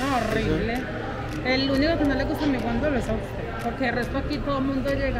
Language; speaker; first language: Spanish; native; Spanish